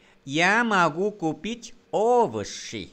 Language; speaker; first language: Russian; non-native, fluent; Vietnamese